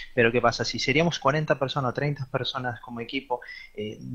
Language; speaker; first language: Spanish; native; Spanish